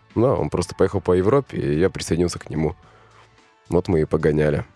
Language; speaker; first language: Russian; native; Russian